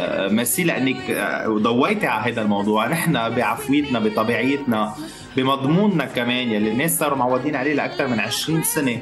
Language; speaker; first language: Arabic; native; Arabic